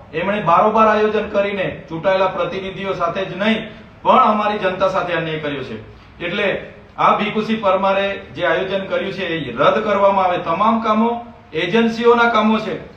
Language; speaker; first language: Gujarati; non-native, local second language; Vasavi